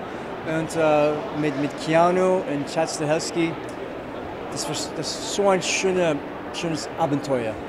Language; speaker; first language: German; non-native, fluent; English